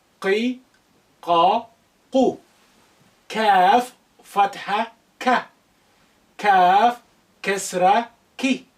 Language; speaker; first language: Arabic; non-native, fluent; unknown